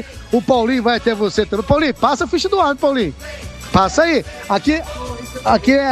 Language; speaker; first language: Portuguese; native; Portuguese